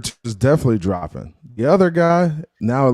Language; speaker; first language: English; native; English